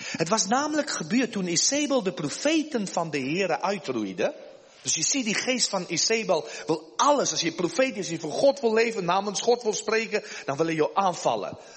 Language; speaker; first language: Dutch; early bilingual, heritage; Dutch